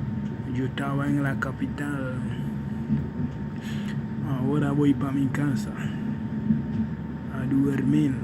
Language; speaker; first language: Spanish; non-native, fluent; Haitian Creole